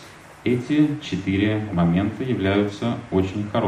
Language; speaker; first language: Russian; native; Russian